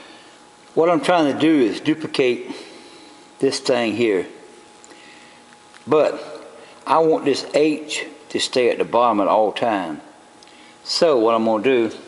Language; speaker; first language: English; native; English